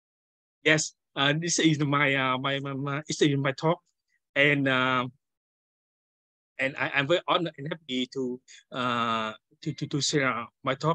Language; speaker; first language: English; non-native, learner; Vietnamese